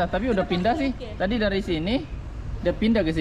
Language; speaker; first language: Indonesian; native; Indonesian